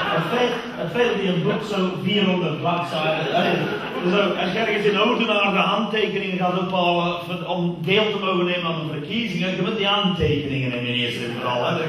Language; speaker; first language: Dutch; non-native, fluent; English